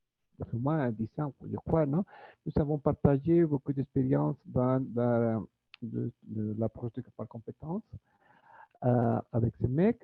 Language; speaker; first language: French; non-native, fluent; Spanish